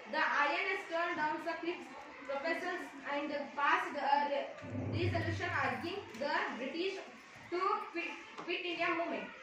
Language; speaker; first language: English; non-native, local second language; Kannada